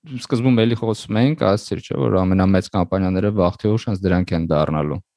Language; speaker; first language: Armenian; native; Armenian